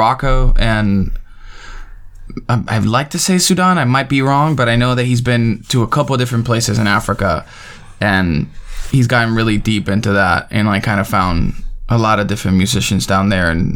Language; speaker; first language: English; native; English